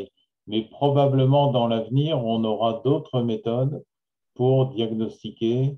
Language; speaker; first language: French; native; French